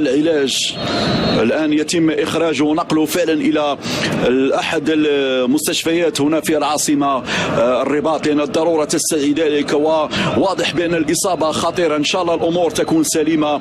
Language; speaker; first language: Arabic; native; Arabic